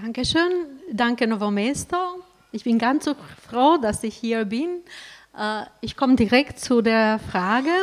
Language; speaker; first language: German; non-native, fluent; Albanian